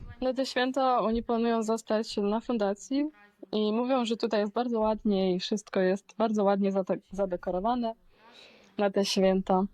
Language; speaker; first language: Polish; non-native, fluent; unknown